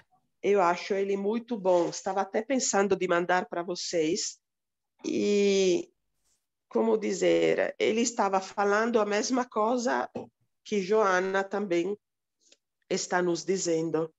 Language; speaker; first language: Portuguese; non-native, fluent; Italian